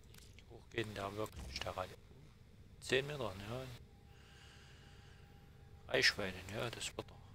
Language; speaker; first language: German; native; German